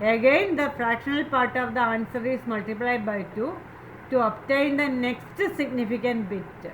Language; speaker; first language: English; non-native, local second language; Malayalam